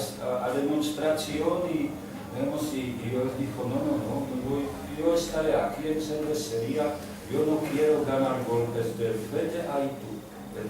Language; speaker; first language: Spanish; non-native, learner; Czech